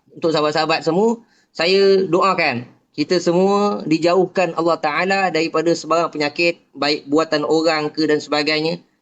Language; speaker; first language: Malay; native; Malay